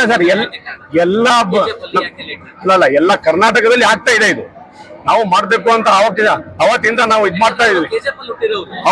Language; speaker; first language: Kannada; non-native, local second language; Urdu